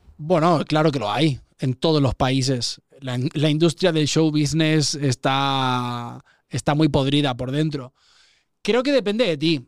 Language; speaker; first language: Spanish; native; Spanish